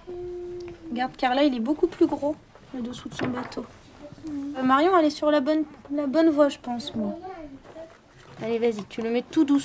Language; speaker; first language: French; native; French